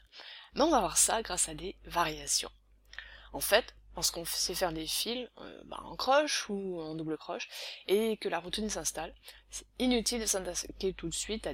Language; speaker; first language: French; native; French